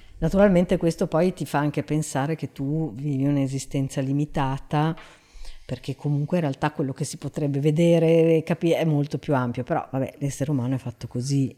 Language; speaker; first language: Italian; native; Italian